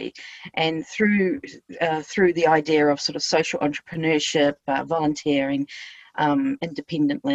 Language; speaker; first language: English; native; English